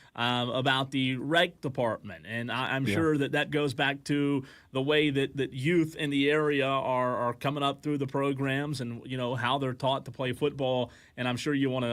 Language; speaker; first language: English; native; English